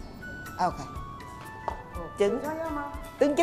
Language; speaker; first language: Vietnamese; native; Vietnamese